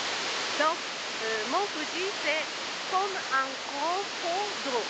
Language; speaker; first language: French; non-native, learner; Japanese